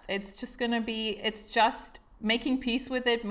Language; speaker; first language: English; non-native, fluent; German